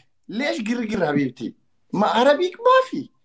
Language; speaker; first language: Arabic; non-native, learner; Oromo